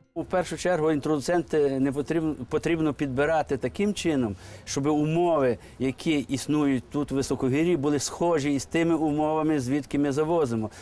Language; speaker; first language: Ukrainian; native; Ukrainian